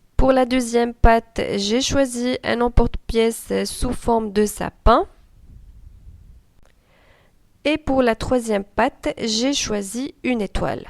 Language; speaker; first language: French; non-native, local second language; Arabic